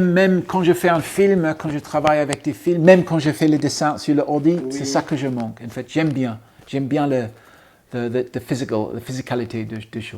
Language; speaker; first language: French; non-native, fluent; English